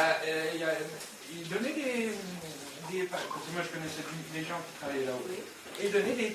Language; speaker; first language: French; native; French